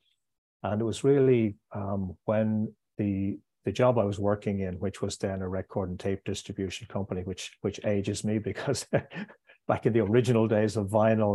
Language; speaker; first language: English; native; English